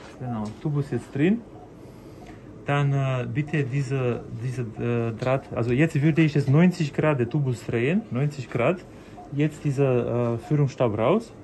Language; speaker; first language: German; non-native, learner; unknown